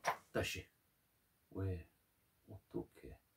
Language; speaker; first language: Korean; non-native, learner; Italian